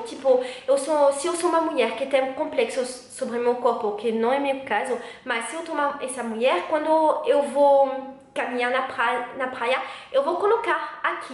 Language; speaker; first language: Portuguese; non-native, learner; French